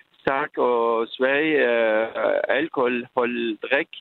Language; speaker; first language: Danish; non-native, fluent; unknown